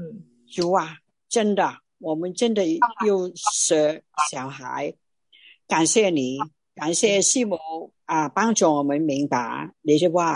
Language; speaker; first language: Chinese; non-native, local second language; Cantonese